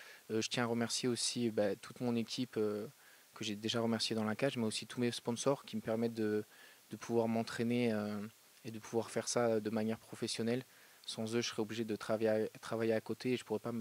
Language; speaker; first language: French; native; French